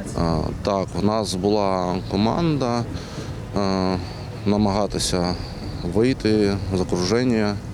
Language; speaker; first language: Ukrainian; non-native, local second language; Russian